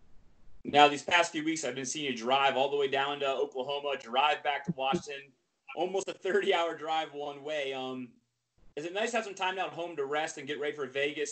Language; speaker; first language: English; native; English